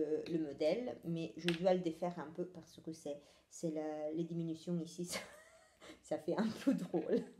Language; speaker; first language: French; non-native, fluent; Italian